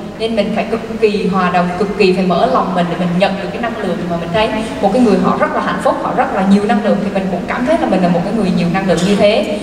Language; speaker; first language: Vietnamese; non-native, local second language; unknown